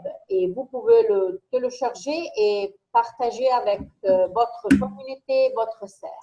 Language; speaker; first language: French; non-native, fluent; Italian